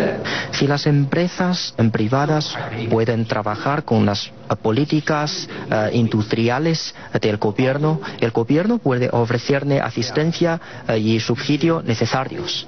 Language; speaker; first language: Spanish; non-native, fluent; Chinese